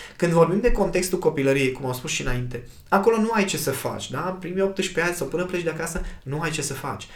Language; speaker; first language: Romanian; native; Romanian